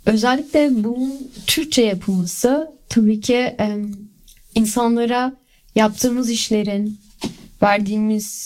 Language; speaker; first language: Turkish; early bilingual, other home language; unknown